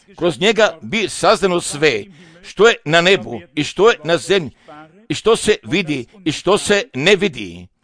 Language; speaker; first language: Croatian; non-native, fluent; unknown